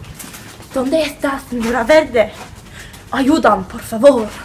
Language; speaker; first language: Spanish; non-native, learner; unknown